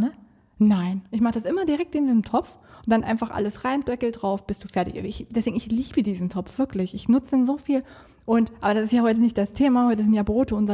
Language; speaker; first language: German; native; German